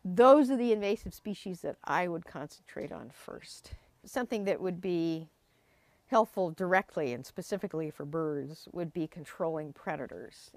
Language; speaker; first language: English; native; English